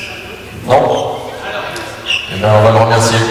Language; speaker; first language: French; native; French